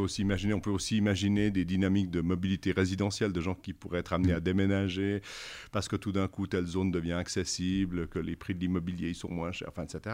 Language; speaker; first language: French; native; French